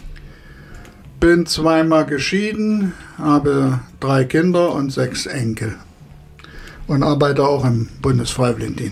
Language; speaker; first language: German; native; German